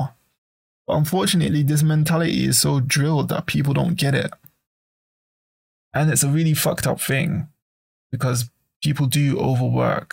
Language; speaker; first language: English; native; English